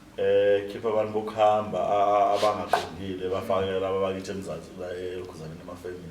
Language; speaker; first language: Zulu; native; Zulu